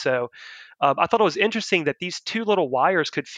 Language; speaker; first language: English; native; English